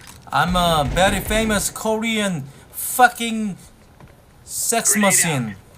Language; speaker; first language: English; non-native, learner; Korean